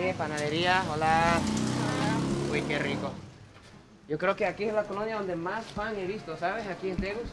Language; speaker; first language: Spanish; non-native, fluent; Japanese